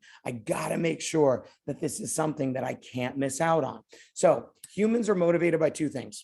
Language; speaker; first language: English; native; English